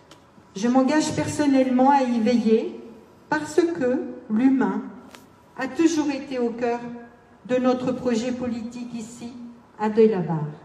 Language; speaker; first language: French; native; French